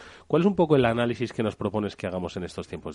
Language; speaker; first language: Spanish; native; Spanish